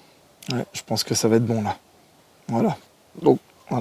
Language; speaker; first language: French; native; French